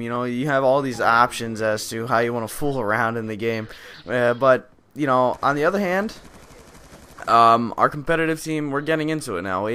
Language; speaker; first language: English; native; English